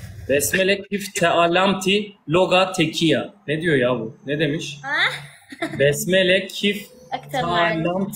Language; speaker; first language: Turkish; native; Turkish